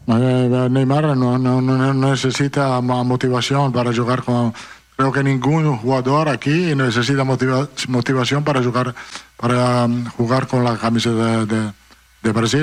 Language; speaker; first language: Spanish; non-native, fluent; Italian